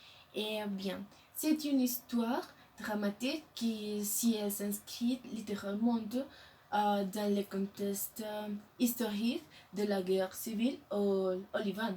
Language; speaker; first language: French; non-native, learner; Spanish